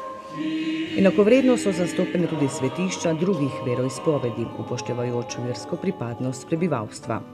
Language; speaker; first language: Slovenian; native; Slovenian